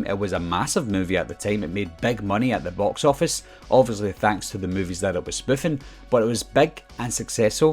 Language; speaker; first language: English; native; English